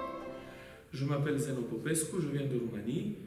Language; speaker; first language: French; non-native, fluent; Romanian